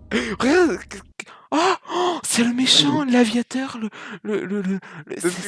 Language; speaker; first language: French; native; French